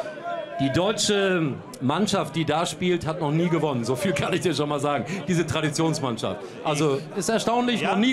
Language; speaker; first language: German; native; German